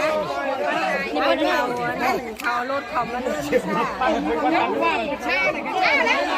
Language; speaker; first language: Thai; non-native, local second language; Lao